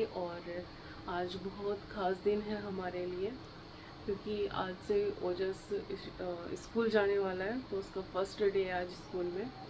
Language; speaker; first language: Hindi; native; Hindi